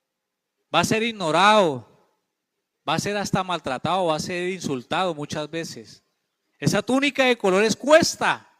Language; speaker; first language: Spanish; native; Spanish